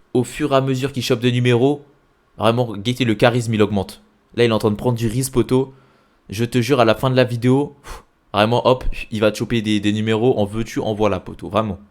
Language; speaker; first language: French; native; French